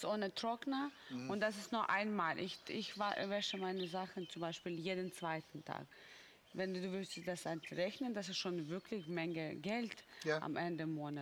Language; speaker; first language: German; non-native, fluent; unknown